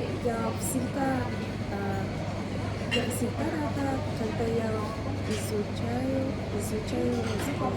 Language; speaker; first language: Russian; non-native, learner; Mongolian